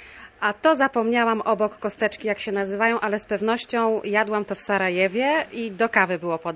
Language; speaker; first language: Polish; native; Polish